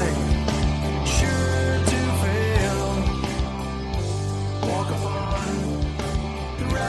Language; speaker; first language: English; native; English